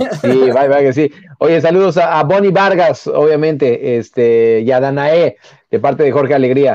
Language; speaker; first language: Spanish; native; Spanish